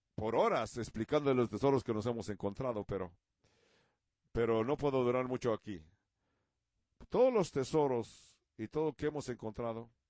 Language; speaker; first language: Spanish; non-native, learner; Dutch